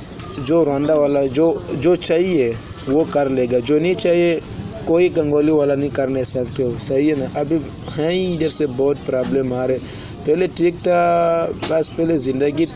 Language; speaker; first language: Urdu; non-native, learner; Swahili